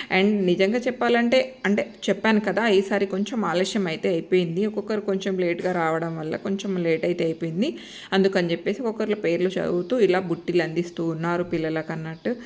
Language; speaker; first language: Telugu; non-native, local second language; Lambadi